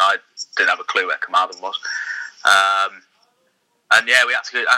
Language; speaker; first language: English; native; English